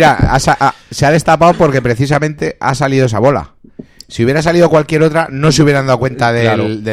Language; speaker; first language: Spanish; native; Spanish